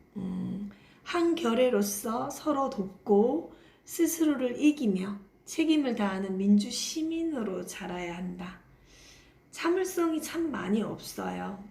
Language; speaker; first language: Korean; native; Korean